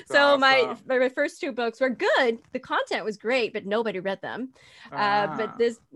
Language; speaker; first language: English; non-native, fluent; Dutch